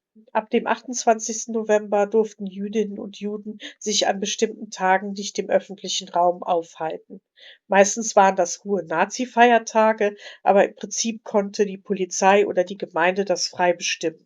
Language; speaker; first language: German; native; German